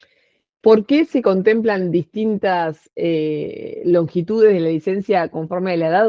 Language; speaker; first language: Spanish; native; Spanish